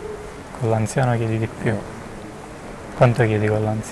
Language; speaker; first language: Italian; native; Italian